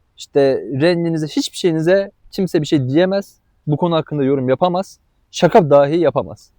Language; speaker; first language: Turkish; native; Turkish